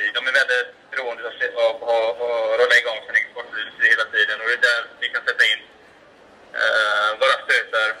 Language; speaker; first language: Swedish; native; Swedish